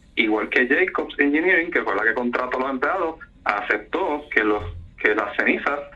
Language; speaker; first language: Spanish; native; Spanish